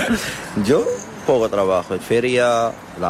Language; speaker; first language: Spanish; non-native, learner; Arabic